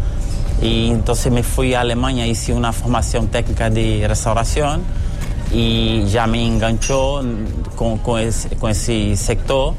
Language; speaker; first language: Spanish; early bilingual, other home language; Portuguese